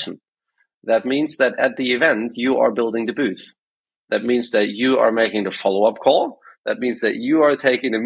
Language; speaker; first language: English; non-native, fluent; German